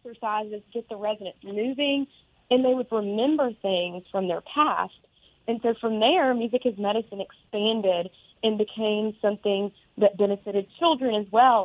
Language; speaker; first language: English; native; English